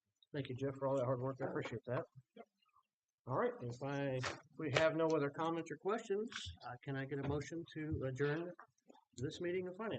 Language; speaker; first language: English; native; English